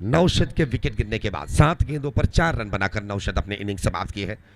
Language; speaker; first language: Hindi; non-native, local second language; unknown